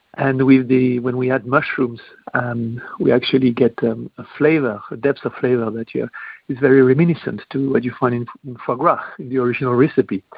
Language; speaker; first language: English; non-native, fluent; French